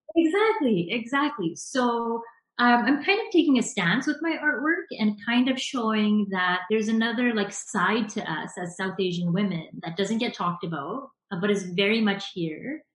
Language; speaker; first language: English; native; English